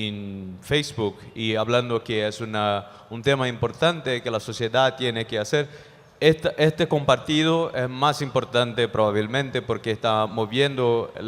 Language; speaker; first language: Spanish; non-native, fluent; Portuguese